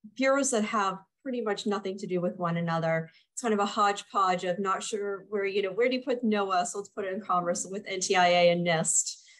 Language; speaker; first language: English; native; English